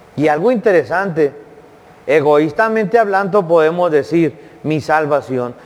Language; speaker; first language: Spanish; native; Spanish